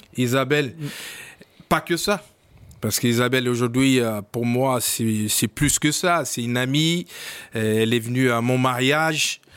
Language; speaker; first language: French; non-native, fluent; Portuguese